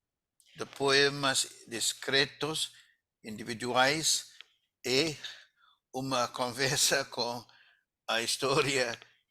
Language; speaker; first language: Portuguese; non-native, fluent; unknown